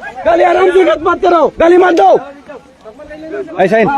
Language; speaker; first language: Hindi; non-native, learner; Bangla